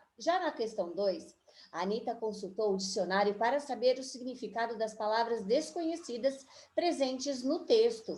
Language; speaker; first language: Portuguese; native; Portuguese